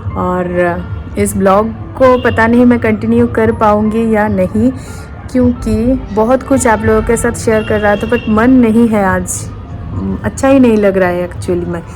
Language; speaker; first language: Hindi; non-native, local second language; Bangla